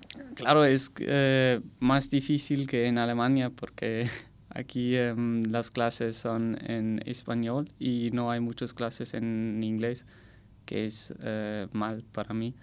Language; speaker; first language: Spanish; non-native, learner; German